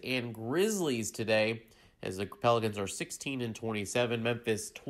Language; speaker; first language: English; native; English